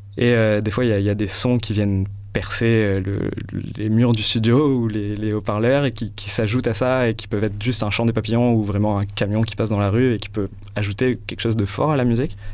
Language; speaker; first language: French; native; French